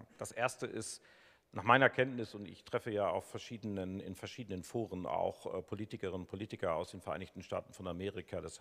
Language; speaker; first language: German; native; German